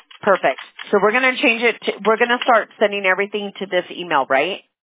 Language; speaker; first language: English; early bilingual, other home language; Spanish